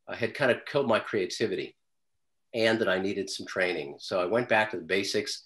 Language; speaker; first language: English; native; English